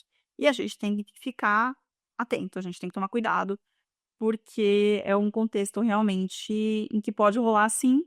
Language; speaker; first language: Portuguese; native; Portuguese